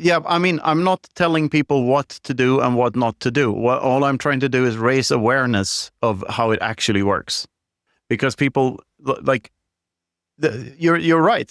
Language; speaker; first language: English; non-native, fluent; Swedish